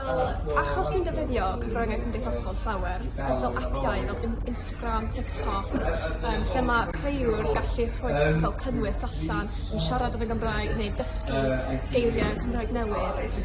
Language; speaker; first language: Welsh; non-native, local second language; English